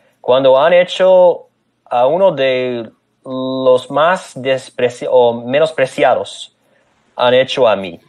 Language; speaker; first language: Spanish; non-native, fluent; English